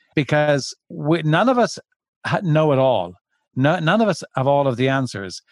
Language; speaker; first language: English; native; English